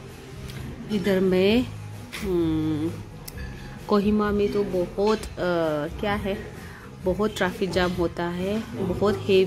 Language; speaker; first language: Hindi; non-native, local second language; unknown